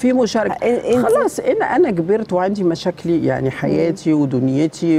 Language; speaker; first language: Arabic; native; Arabic